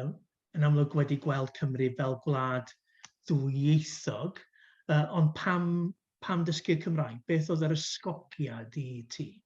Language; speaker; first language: Welsh; native; Welsh